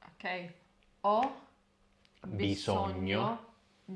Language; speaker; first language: Italian; non-native, learner; English